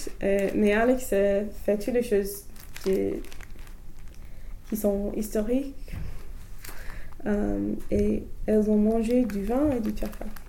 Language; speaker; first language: French; non-native, learner; English